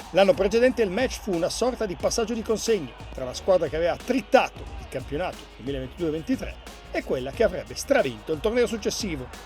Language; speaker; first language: Italian; native; Italian